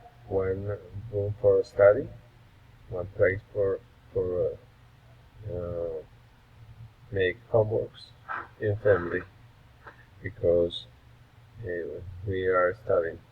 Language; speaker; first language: English; non-native, learner; Spanish